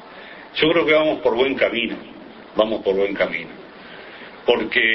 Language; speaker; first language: Spanish; native; Spanish